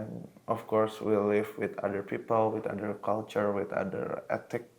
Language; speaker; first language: English; non-native, local second language; Indonesian